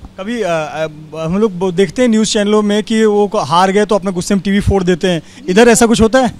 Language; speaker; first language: Hindi; native; Hindi